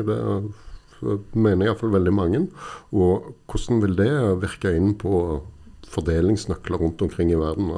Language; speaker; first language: Norwegian; native; Norwegian